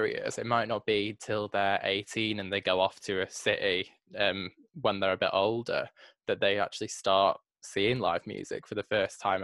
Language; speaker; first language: English; native; English